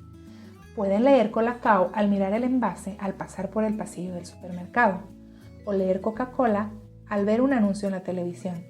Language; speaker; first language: Spanish; native; Spanish